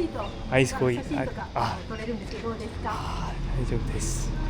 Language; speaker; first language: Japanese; non-native, learner; Korean